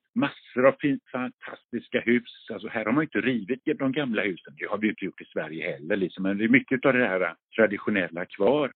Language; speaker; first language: Swedish; early bilingual, other home language; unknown